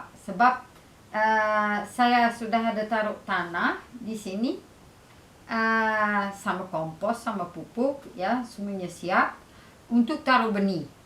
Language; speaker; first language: Indonesian; non-native, fluent; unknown